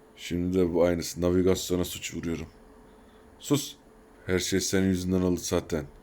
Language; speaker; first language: Turkish; early bilingual, heritage; Turkish